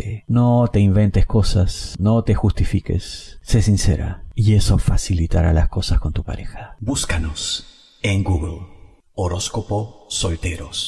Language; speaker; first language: Spanish; native; Spanish